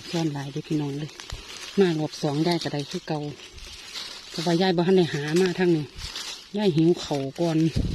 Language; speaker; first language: Thai; native; Thai